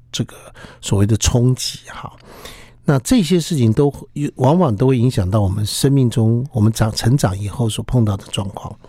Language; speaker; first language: Chinese; native; Chinese